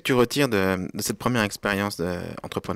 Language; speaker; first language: French; native; French